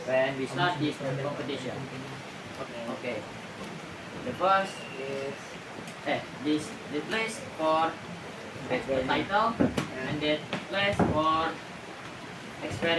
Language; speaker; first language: English; non-native, learner; Indonesian